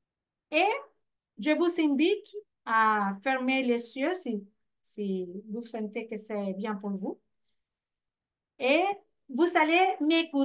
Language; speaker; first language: French; non-native, fluent; Spanish